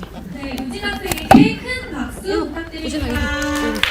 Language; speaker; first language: Korean; native; Korean